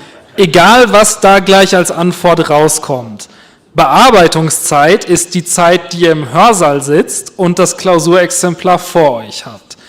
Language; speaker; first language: German; native; German